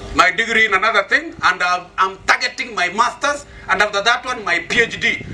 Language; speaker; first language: English; non-native, local second language; Swahili